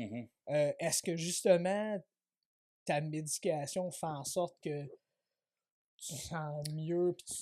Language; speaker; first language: French; native; French